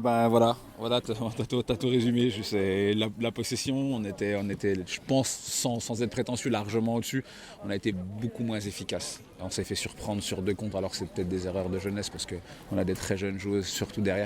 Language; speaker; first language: French; native; French